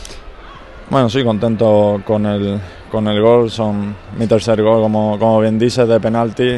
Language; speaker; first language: Spanish; native; Spanish